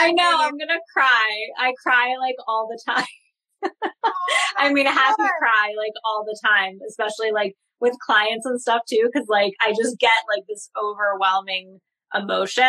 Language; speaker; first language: English; native; English